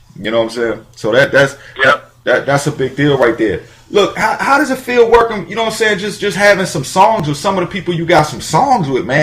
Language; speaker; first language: English; native; English